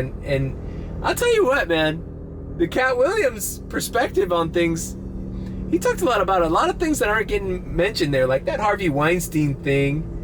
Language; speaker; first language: English; early bilingual, other home language; Spanish